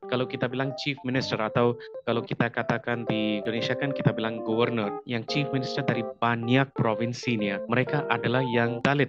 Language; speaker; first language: Indonesian; non-native, fluent; Hindi